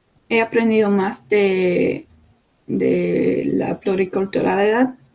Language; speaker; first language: Spanish; non-native, fluent; English